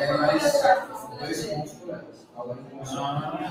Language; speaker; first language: Portuguese; native; Portuguese